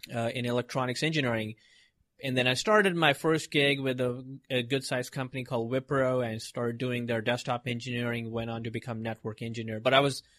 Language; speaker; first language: English; non-native, local second language; Hindi